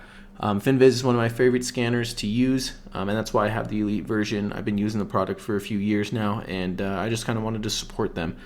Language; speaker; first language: English; native; English